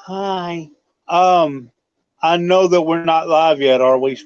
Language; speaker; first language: English; native; English